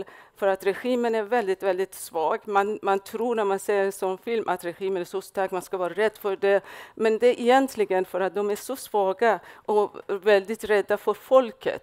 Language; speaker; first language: Swedish; non-native, fluent; Persian